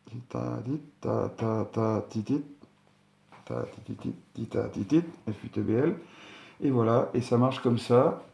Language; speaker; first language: French; native; French